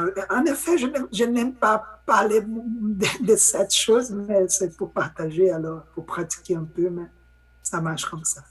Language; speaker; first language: French; non-native, learner; Portuguese